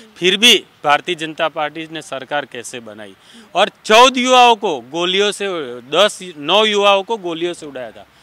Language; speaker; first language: Hindi; non-native, local second language; Gujarati